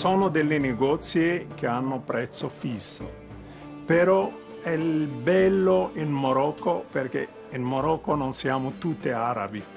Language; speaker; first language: Italian; non-native, fluent; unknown